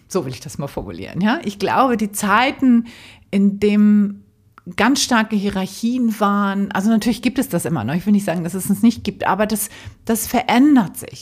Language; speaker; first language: German; native; German